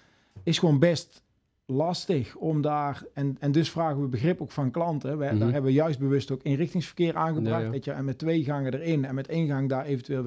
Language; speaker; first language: Dutch; native; Dutch